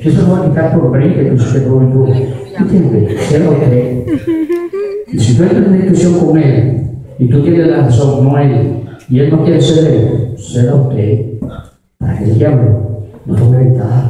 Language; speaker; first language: Spanish; native; Spanish